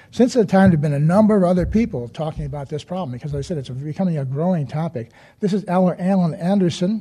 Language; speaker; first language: English; native; English